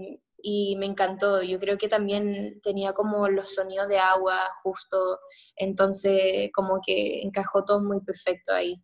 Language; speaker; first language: Spanish; early bilingual, heritage; Spanish